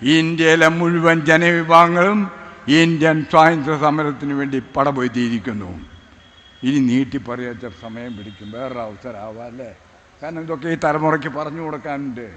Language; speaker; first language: Malayalam; native; Malayalam